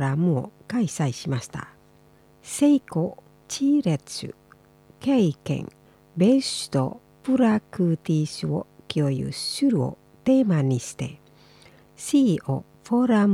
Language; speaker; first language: Japanese; non-native, fluent; Indonesian